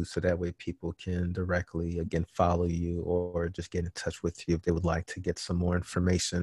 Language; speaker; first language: English; native; English